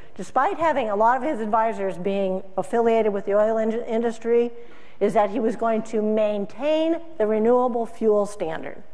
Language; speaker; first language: English; native; English